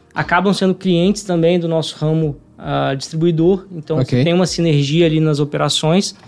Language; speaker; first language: Portuguese; native; Portuguese